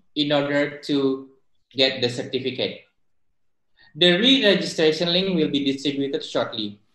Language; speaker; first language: English; non-native, fluent; Indonesian